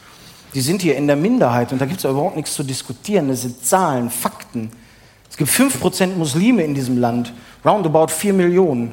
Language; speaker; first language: German; native; German